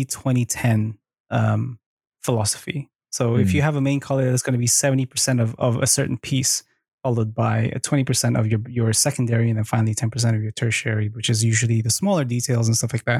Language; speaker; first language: English; non-native, local second language; Filipino